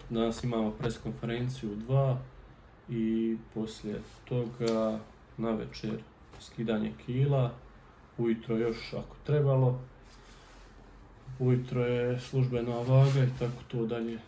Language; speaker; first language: Croatian; native; Croatian